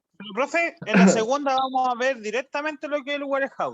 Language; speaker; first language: Spanish; native; Spanish